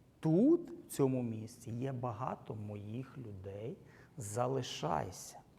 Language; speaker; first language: Ukrainian; non-native, local second language; Russian